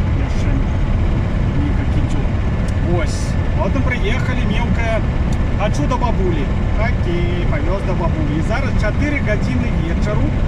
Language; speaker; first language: Belarusian; native; Belarusian